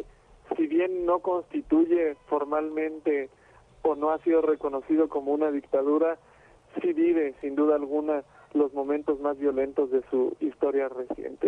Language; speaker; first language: Spanish; native; Spanish